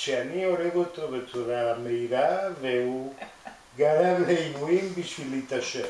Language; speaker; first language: Hebrew; non-native, fluent; Spanish